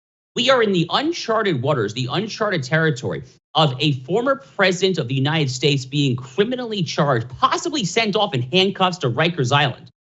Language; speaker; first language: English; native; English